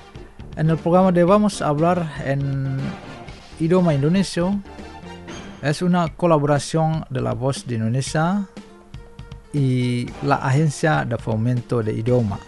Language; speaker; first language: Spanish; non-native, fluent; Indonesian